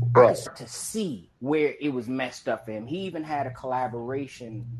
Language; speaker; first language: English; native; English